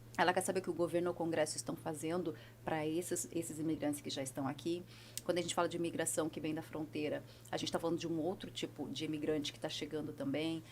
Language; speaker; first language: Portuguese; native; Portuguese